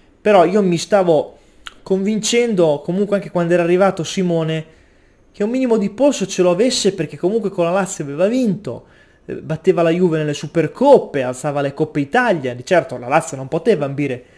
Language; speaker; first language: Italian; native; Italian